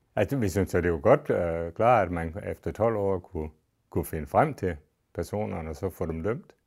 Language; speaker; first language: Danish; native; Danish